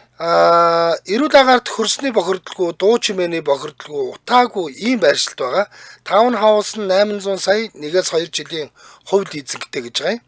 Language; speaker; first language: Mongolian; native; Mongolian